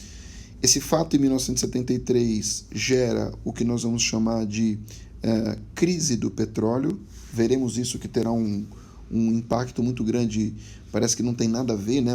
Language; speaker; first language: Portuguese; native; Portuguese